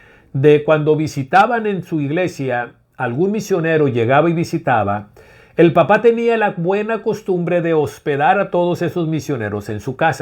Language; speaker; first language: Spanish; native; Spanish